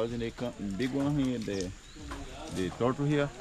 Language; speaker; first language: English; non-native, learner; Portuguese